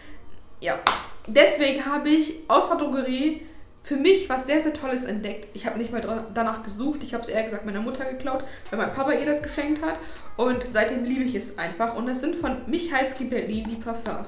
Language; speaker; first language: German; native; German